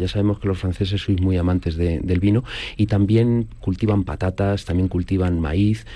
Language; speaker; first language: Spanish; native; Spanish